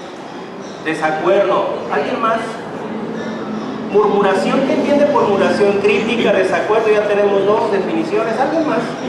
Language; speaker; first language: Spanish; native; Spanish